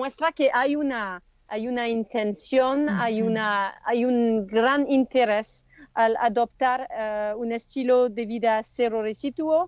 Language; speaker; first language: Spanish; non-native, learner; French